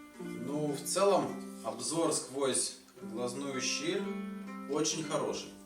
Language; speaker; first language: Russian; native; Russian